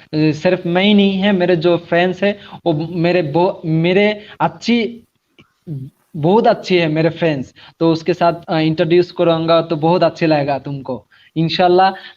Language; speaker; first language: Hindi; non-native, learner; Bangla